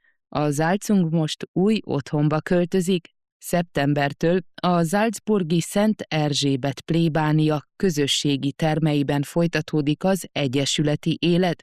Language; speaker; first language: Hungarian; native; Hungarian